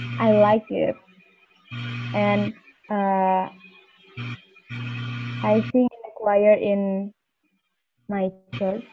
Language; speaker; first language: English; non-native, learner; Indonesian